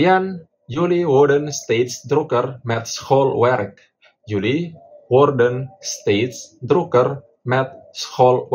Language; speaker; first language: Dutch; non-native, fluent; Indonesian